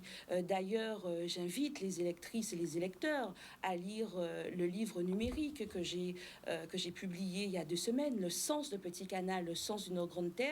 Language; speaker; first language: French; native; French